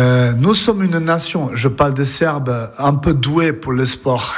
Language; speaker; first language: French; non-native, fluent; Serbian